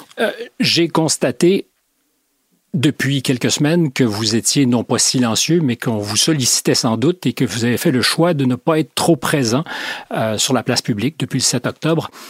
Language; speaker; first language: French; native; French